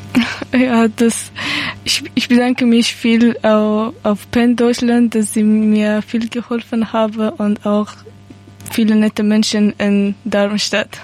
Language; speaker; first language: German; non-native, learner; Persian